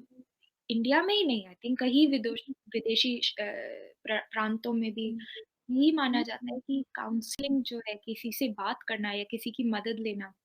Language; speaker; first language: Hindi; native; Hindi